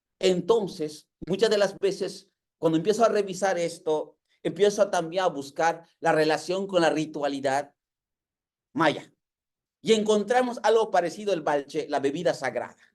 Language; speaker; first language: Spanish; non-native, local second language; Yucateco